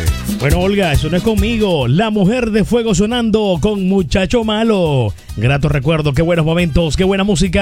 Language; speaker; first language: Spanish; native; Spanish